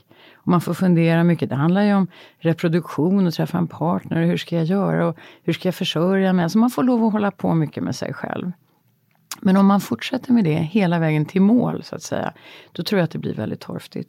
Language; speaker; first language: Swedish; native; Swedish